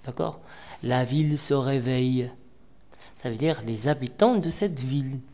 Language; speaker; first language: French; non-native, local second language; Arabic